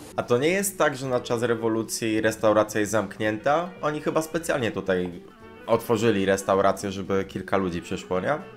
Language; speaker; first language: Polish; native; Polish